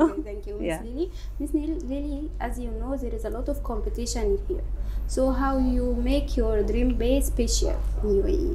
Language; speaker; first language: English; non-native, fluent; Arabic